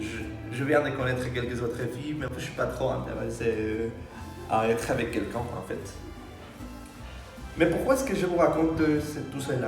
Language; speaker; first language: French; non-native, fluent; Spanish